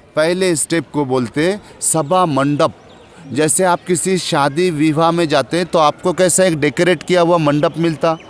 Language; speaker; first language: Hindi; non-native, local second language; Marathi